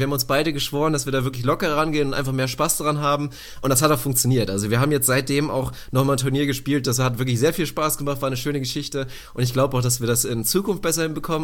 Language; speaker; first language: German; native; German